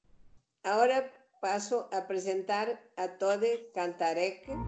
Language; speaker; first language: Spanish; native; Spanish